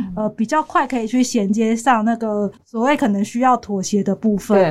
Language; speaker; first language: Chinese; native; Chinese